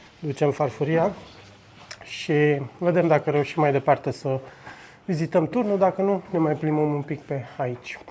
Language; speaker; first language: Romanian; native; Romanian